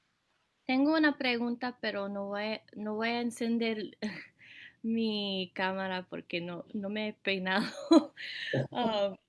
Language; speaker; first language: Spanish; early bilingual, heritage; Spanish